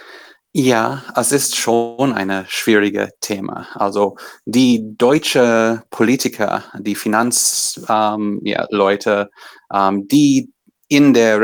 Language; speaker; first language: German; non-native, fluent; English